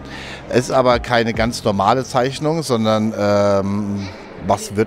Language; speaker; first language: German; native; German